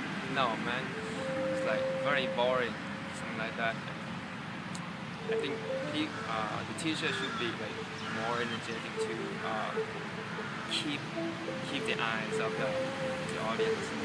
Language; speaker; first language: English; non-native, learner; Thai